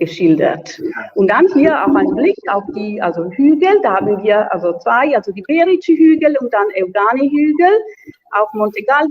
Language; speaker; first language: German; non-native, fluent; Italian